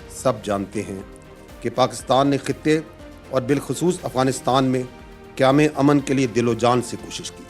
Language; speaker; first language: Urdu; native; Urdu